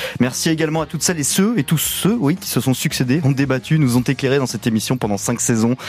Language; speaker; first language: French; native; French